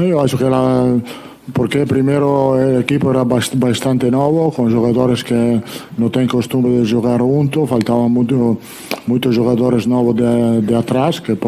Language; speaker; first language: Portuguese; non-native, learner; Italian